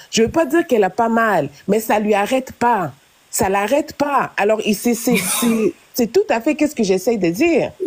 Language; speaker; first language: French; non-native, local second language; Lingala